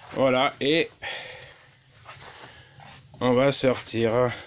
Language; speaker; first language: French; non-native, fluent; Russian